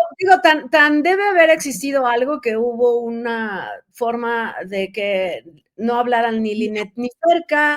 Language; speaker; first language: Spanish; native; Spanish